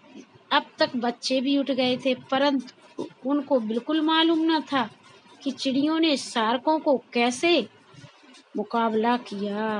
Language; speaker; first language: Hindi; native; Hindi